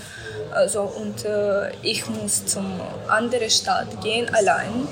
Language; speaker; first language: German; non-native, learner; Ukrainian